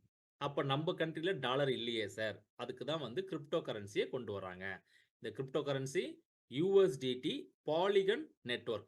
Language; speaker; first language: Tamil; native; Tamil